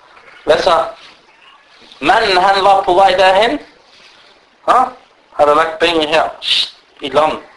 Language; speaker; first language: Danish; non-native, fluent; Arabic